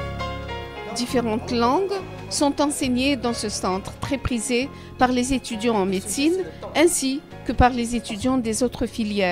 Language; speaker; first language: French; non-native, local second language; Arabic